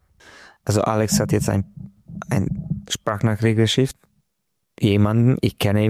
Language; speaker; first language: German; non-native, local second language; Hungarian